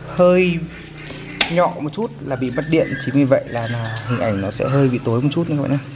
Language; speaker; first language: Vietnamese; non-native, local second language; Hmong